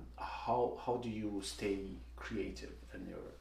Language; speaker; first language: English; non-native, fluent; Persian